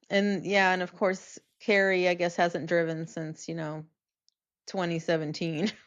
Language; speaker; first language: English; native; English